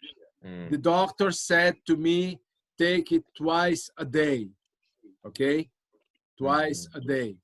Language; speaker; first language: English; non-native, local second language; Portuguese